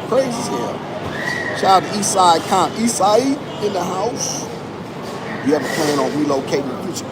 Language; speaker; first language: English; native; English